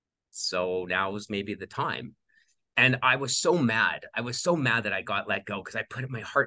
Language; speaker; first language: English; native; English